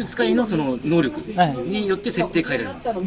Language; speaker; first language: Japanese; native; Japanese